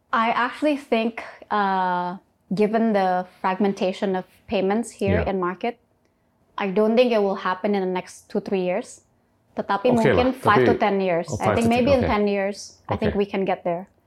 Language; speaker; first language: Indonesian; native; Indonesian